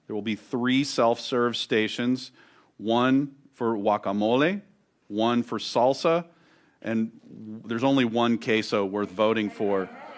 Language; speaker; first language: English; native; English